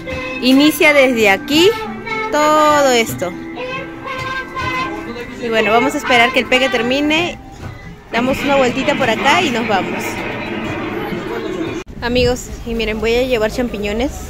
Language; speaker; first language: Spanish; native; Spanish